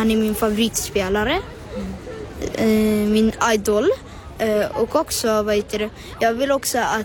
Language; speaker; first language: Swedish; non-native, learner; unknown